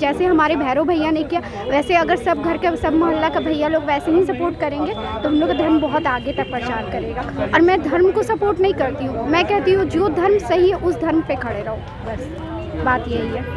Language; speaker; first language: Hindi; native; Hindi